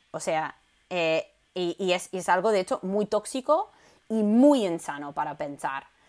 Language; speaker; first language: Spanish; non-native, fluent; English